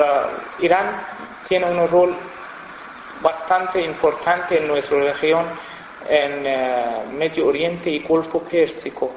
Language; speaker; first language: Spanish; non-native, fluent; Persian